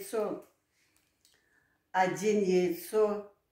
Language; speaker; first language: Russian; non-native, local second language; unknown